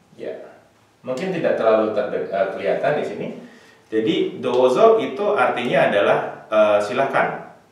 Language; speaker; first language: Indonesian; native; Indonesian